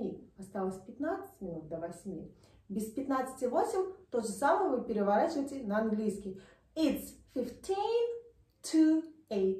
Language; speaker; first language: Russian; native; Russian